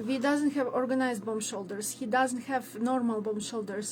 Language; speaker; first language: English; non-native, learner; Ukrainian